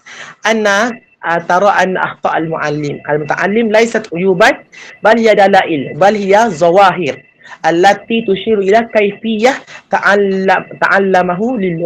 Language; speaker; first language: Arabic; non-native, fluent; Malay